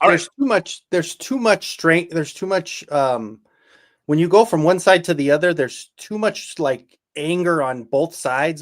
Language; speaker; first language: English; native; English